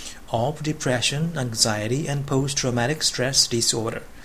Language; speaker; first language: English; non-native, fluent; Japanese